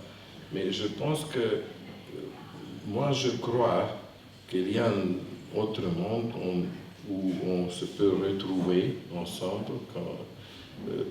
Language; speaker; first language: French; non-native, fluent; Hungarian